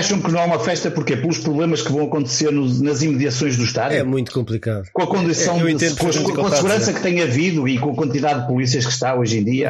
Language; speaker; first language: Portuguese; native; Portuguese